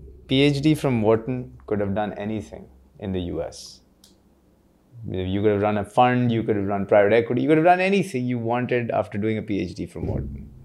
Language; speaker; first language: English; non-native, local second language; Urdu